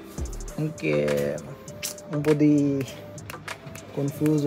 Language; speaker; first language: Italian; non-native, learner; Bangla